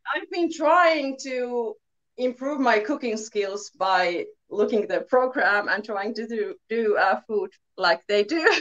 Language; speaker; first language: English; non-native, learner; Finnish